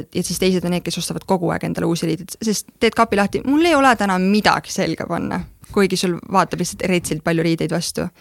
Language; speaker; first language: Estonian; native; Estonian